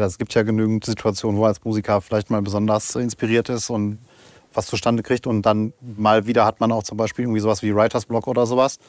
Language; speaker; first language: German; native; German